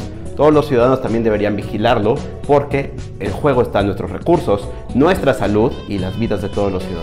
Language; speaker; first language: Spanish; native; Spanish